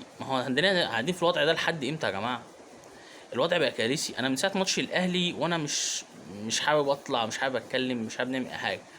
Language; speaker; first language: Arabic; native; Arabic